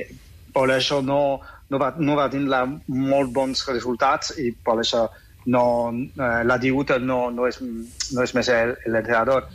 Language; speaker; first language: Catalan; non-native, fluent; French